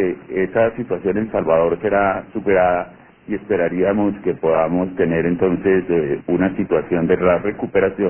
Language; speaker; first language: Spanish; native; Spanish